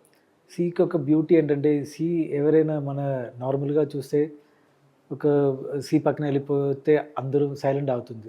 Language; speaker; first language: Telugu; non-native, learner; Malayalam